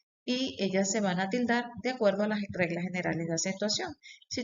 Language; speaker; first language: Spanish; native; Spanish